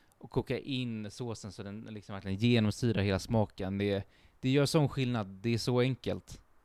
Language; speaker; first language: Swedish; early bilingual, other home language; Italian